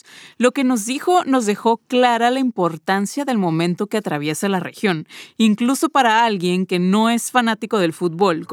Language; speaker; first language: Spanish; native; Spanish